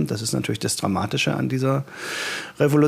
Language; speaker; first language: German; native; German